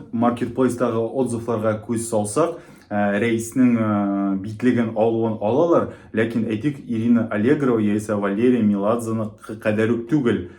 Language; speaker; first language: Tatar; native; Tatar